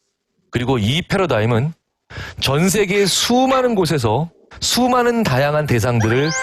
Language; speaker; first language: Korean; native; Korean